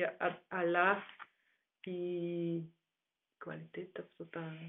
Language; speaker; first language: Greek; non-native, learner; German